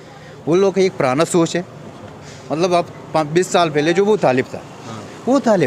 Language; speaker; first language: Hindi; non-native, learner; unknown